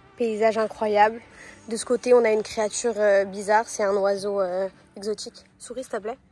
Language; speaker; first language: French; native; French